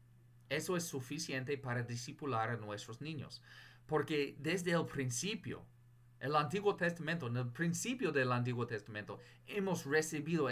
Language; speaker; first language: Spanish; non-native, fluent; English